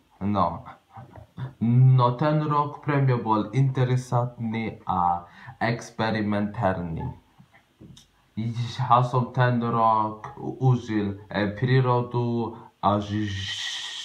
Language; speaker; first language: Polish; non-native, learner; Slovak